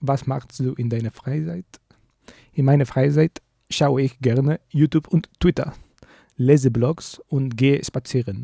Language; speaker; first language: German; non-native, learner; Spanish